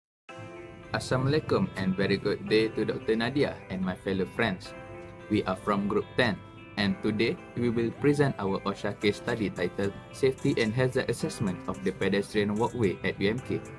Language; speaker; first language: English; non-native, local second language; Malay